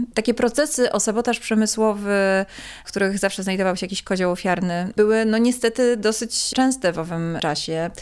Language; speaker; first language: Polish; native; Polish